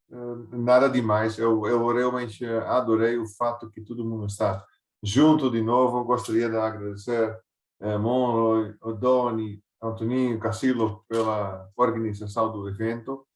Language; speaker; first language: Portuguese; non-native, fluent; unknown